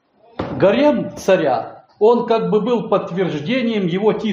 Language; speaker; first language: Polish; non-native, learner; Russian